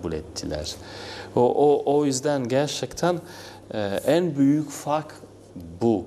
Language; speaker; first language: Turkish; non-native, learner; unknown